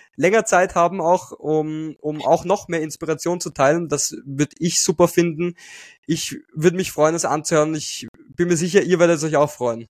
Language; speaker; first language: German; native; German